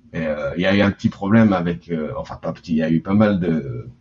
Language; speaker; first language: French; early bilingual, heritage; Japanese